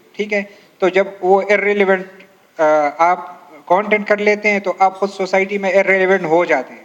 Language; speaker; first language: Urdu; native; Urdu